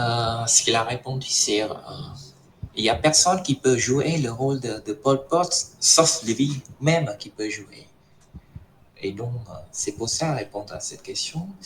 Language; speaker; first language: French; non-native, fluent; Khmer